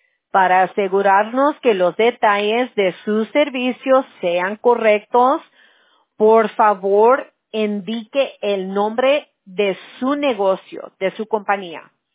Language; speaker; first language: Spanish; early bilingual, heritage; Spanish